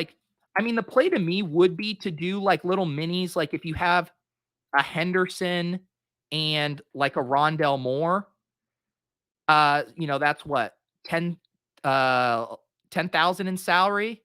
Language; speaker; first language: English; native; English